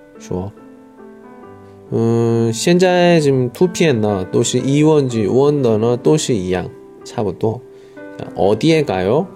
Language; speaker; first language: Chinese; non-native, learner; Korean